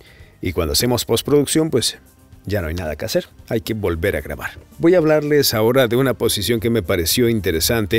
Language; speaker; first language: Spanish; native; Spanish